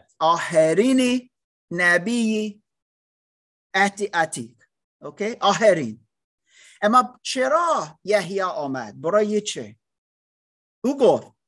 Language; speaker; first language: Persian; non-native, learner; English